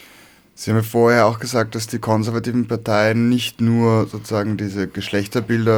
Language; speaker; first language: German; native; German